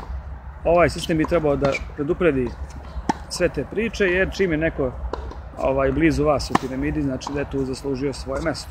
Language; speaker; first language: Serbian; native; Serbian